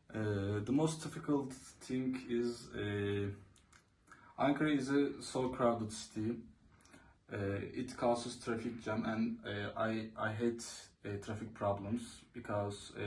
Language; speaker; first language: English; non-native, learner; Turkish